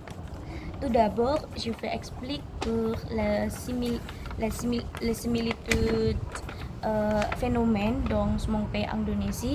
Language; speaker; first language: French; non-native, learner; Indonesian